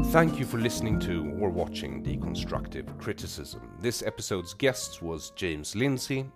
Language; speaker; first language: English; non-native, fluent; Swedish